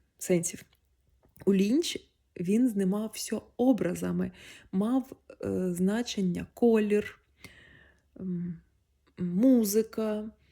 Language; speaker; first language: Ukrainian; non-native, local second language; Russian